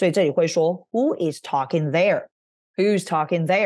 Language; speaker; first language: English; non-native, fluent; Chinese